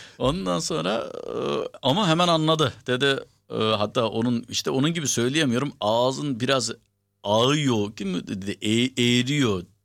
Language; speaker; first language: Turkish; native; Turkish